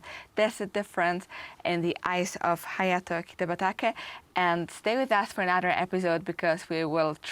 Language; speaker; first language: English; non-native, fluent; Polish